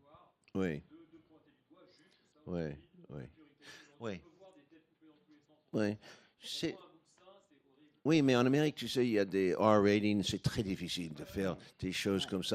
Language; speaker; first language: French; non-native, fluent; English